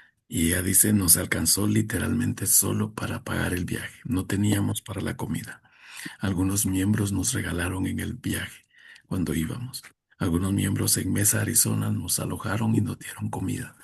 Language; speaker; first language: Spanish; native; Spanish